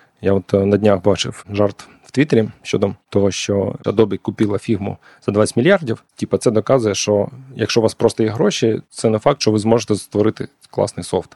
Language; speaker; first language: Ukrainian; non-native, local second language; Russian